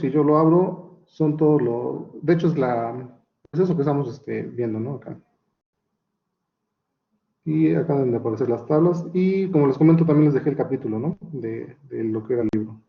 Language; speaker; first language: Spanish; native; Spanish